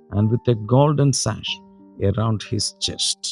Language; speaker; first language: English; non-native, local second language; Malayalam